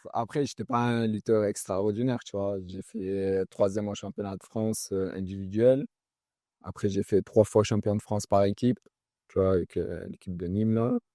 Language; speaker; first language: French; early bilingual, other home language; Chechen